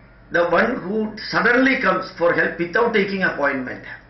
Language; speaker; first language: English; non-native, local second language; Malayalam